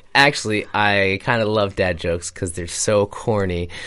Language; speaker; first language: English; native; English